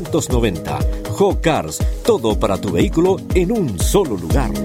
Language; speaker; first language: Spanish; native; Spanish